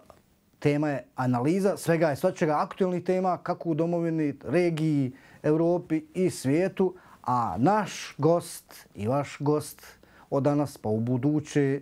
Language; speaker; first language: Croatian; native; Croatian